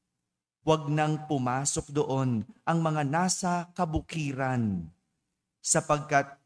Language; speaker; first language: Filipino; native; Filipino